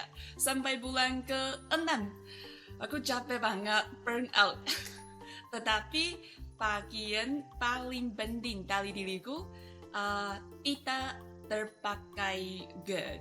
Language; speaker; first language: Indonesian; non-native, fluent; Chinese